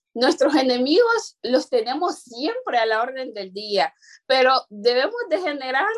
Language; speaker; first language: Spanish; non-native, local second language; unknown